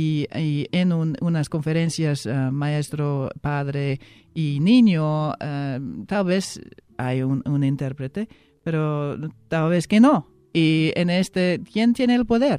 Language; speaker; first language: Spanish; non-native, fluent; English